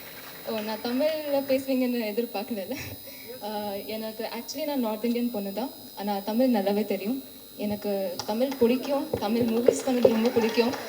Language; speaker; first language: Tamil; non-native, local second language; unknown